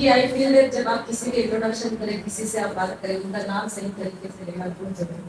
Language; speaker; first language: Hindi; non-native, local second language; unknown